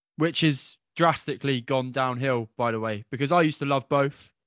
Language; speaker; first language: English; native; English